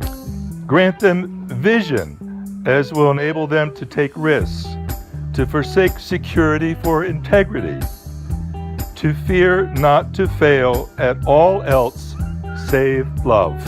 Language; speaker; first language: English; native; English